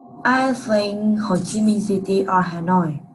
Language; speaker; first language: English; non-native, learner; Vietnamese